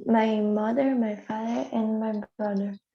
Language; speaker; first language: English; non-native, learner; Portuguese